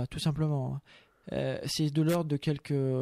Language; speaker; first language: French; native; French